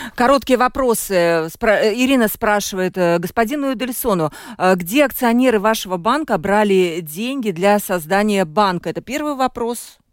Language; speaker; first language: Russian; native; Russian